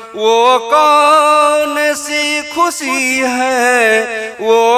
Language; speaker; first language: Hindi; native; Hindi